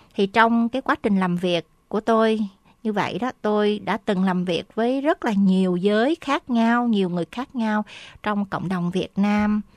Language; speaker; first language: Vietnamese; native; Vietnamese